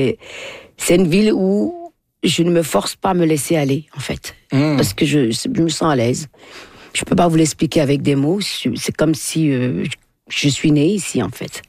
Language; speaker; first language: French; non-native, local second language; Fon